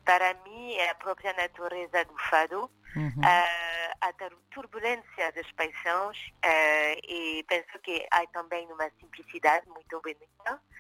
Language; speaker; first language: Portuguese; non-native, fluent; French